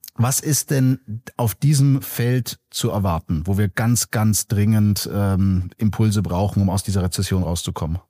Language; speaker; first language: German; native; German